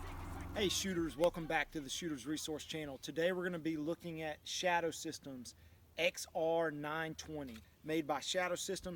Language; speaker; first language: English; native; English